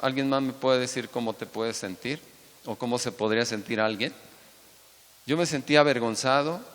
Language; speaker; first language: Spanish; native; Spanish